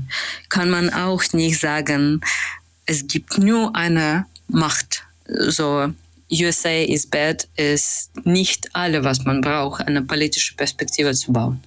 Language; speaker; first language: German; non-native, fluent; Russian